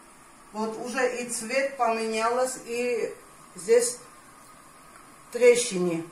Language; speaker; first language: Russian; non-native, fluent; Armenian